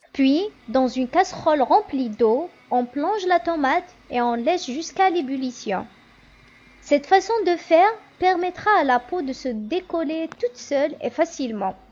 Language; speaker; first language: French; non-native, local second language; Kabyle